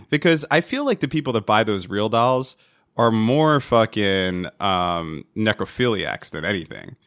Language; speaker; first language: English; native; English